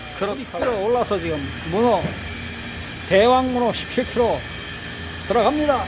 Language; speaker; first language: Korean; native; Korean